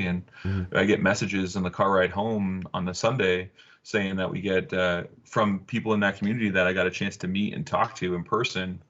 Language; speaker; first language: English; native; English